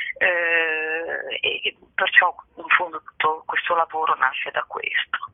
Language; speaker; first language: Italian; native; Italian